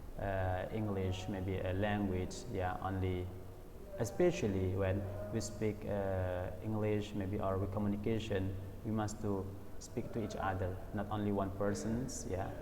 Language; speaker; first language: English; non-native, learner; Indonesian